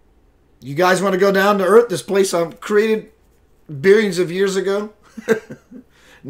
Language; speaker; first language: English; native; English